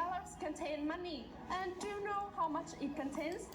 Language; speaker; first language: English; non-native, learner; Vietnamese